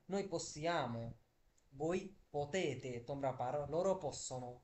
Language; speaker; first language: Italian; non-native, fluent; Bangla